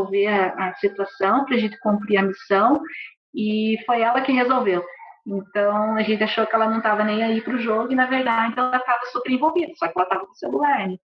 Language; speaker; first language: Portuguese; native; Portuguese